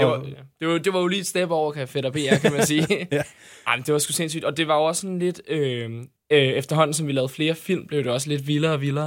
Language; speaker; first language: Danish; native; Danish